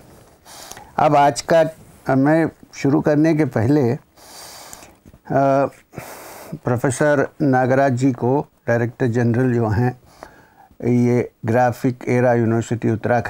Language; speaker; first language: Hindi; non-native, local second language; Malayalam